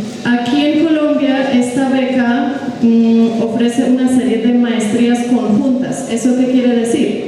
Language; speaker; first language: Spanish; non-native, fluent; Polish